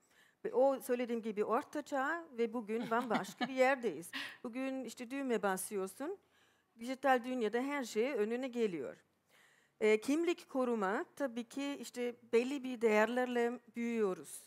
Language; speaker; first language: Turkish; non-native, fluent; German